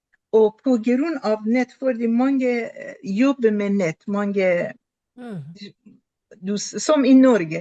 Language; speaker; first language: Norwegian; non-native, fluent; Persian